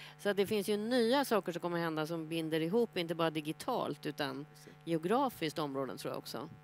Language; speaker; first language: Swedish; native; Swedish